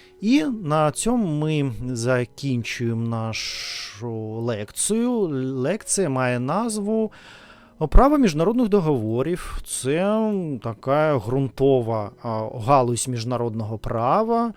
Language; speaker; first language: Ukrainian; non-native, learner; Russian